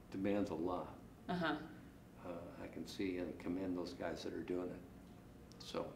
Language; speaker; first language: English; native; English